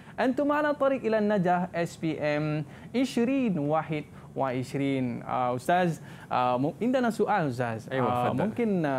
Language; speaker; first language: Arabic; non-native, learner; Malay